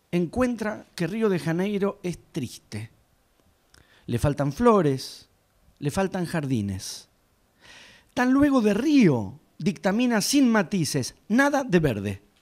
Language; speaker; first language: Spanish; native; Spanish